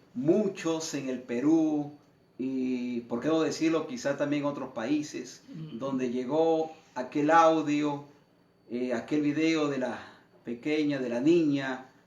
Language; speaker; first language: Spanish; native; Spanish